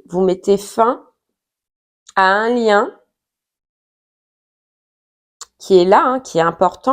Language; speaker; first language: French; native; French